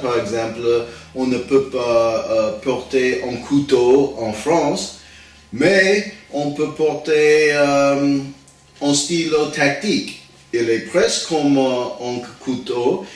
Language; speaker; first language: French; non-native, learner; English